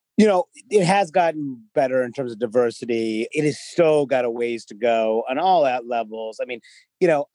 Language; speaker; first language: English; native; English